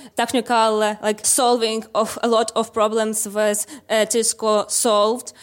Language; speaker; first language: English; non-native, learner; Ukrainian